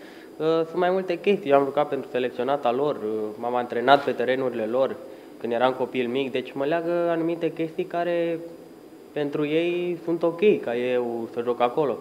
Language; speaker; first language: Romanian; early bilingual, heritage; Romanian